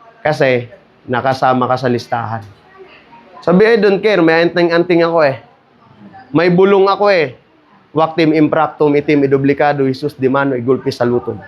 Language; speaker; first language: Filipino; non-native, local second language; Cebuano